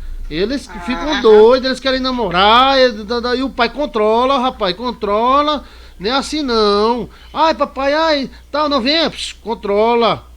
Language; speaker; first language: Portuguese; native; Portuguese